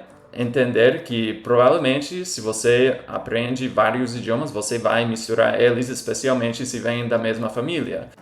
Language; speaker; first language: Portuguese; non-native, fluent; English